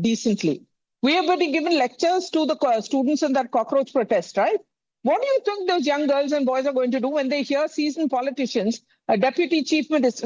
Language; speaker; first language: English; non-native, local second language; Tamil